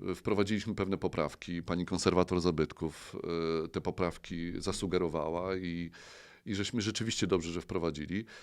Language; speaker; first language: Polish; native; Polish